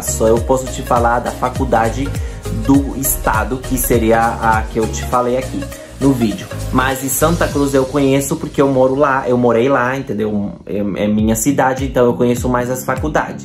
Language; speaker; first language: Portuguese; non-native, fluent; Spanish